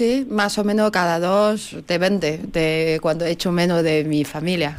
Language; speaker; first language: Spanish; non-native, learner; Chinese